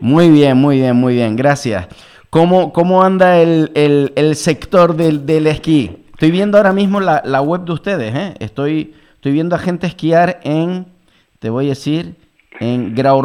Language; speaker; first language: Spanish; native; Spanish